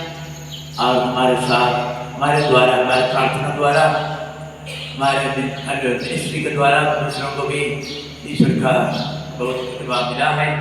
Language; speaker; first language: Hindi; non-native, local second language; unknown